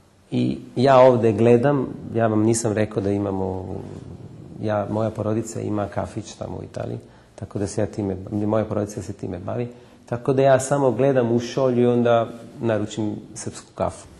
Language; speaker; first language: Croatian; non-native, fluent; Italian